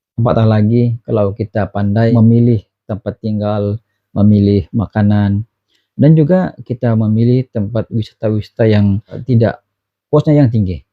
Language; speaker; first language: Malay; native; Malay